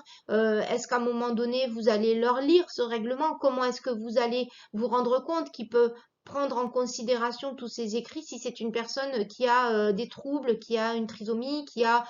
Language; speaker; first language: French; native; French